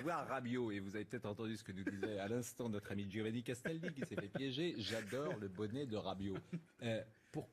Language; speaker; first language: French; native; French